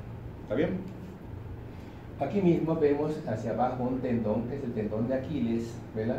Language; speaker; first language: Spanish; native; Spanish